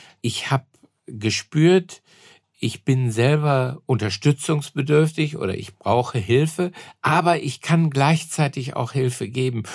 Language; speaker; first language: German; native; German